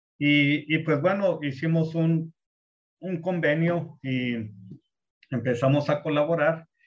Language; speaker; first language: Spanish; early bilingual, heritage; Spanish